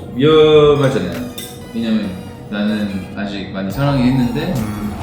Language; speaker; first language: Korean; non-native, fluent; French